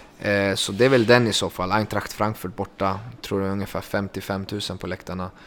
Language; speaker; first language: Swedish; early bilingual, other home language; Kurdish